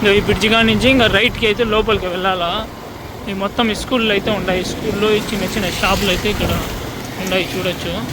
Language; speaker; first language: Telugu; non-native, local second language; Urdu